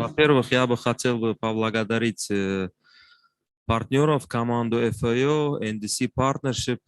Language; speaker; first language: Russian; non-native, local second language; Tajik